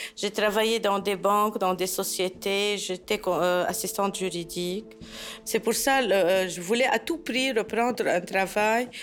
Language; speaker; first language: French; non-native, local second language; Arabic